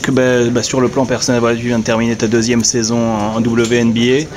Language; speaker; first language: French; native; French